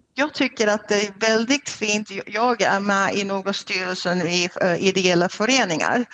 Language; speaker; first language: Swedish; non-native, fluent; Dutch